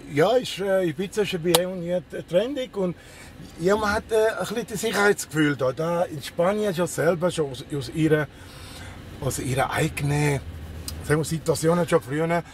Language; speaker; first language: German; early bilingual, heritage; Spanish